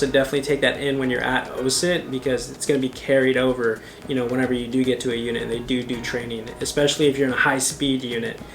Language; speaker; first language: English; native; English